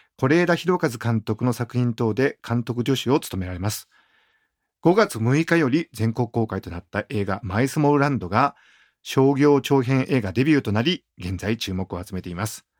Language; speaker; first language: Japanese; native; Japanese